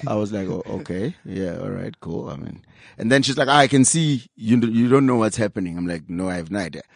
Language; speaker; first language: English; non-native, local second language; Zulu